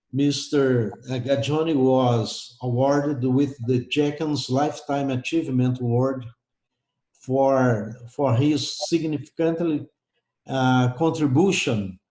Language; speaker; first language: English; non-native, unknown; Portuguese